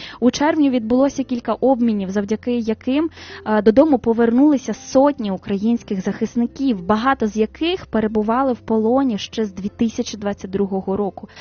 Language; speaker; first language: Ukrainian; native; Ukrainian